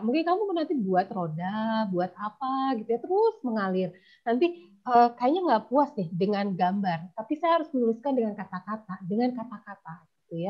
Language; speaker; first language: Indonesian; native; Indonesian